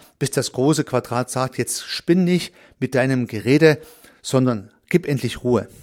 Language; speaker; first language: German; native; German